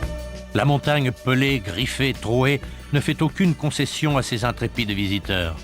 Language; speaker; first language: French; native; French